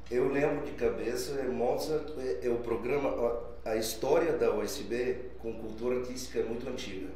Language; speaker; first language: Portuguese; non-native, fluent; Bulgarian